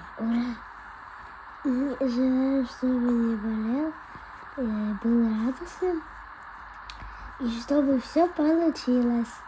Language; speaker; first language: Russian; early bilingual, other home language; Armenian